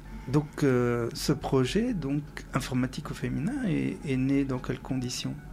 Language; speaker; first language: French; native; French